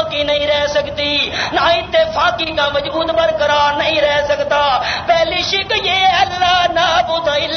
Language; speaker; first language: Urdu; non-native, local second language; Punjabi